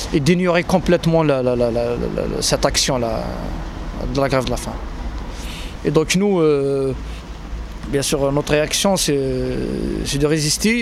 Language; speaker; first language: French; non-native, local second language; Arabic